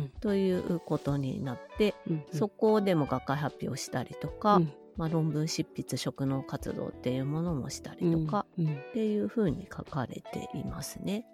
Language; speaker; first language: Japanese; native; Japanese